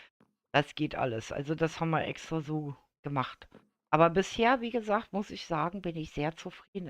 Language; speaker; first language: German; native; German